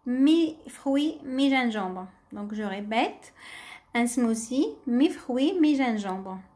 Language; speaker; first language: French; non-native, local second language; Arabic